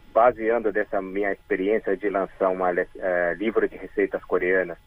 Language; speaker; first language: Portuguese; early bilingual, other home language; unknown